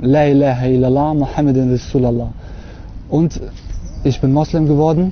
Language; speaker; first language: German; early bilingual, other home language; Russian